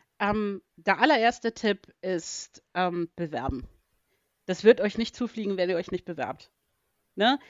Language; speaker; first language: German; native; German